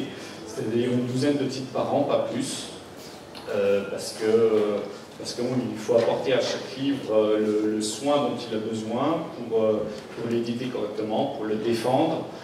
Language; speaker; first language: French; native; French